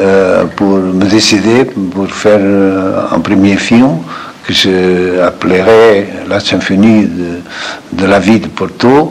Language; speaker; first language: French; non-native, fluent; Portuguese